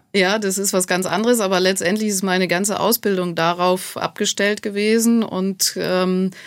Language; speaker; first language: German; native; German